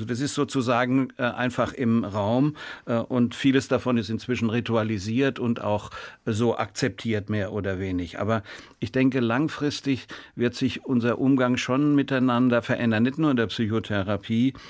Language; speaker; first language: German; native; German